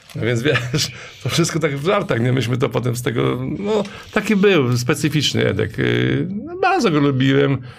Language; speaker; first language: Polish; native; Polish